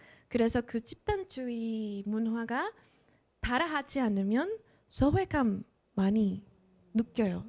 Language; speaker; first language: Korean; non-native, fluent; Spanish